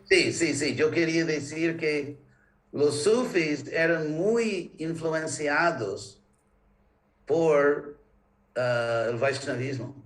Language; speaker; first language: Spanish; non-native, fluent; English